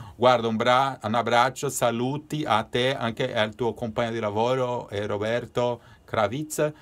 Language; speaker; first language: Italian; non-native, fluent; Portuguese